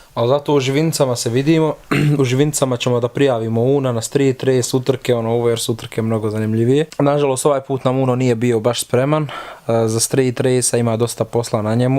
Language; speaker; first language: Bosnian; native; Bosnian